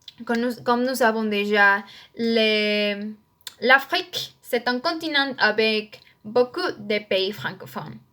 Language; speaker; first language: French; non-native, learner; Spanish